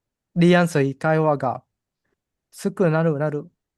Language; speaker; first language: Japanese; non-native, fluent; Vietnamese